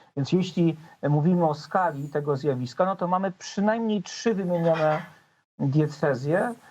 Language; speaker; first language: Polish; native; Polish